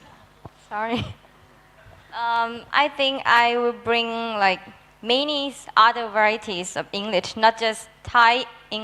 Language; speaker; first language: English; non-native, learner; Thai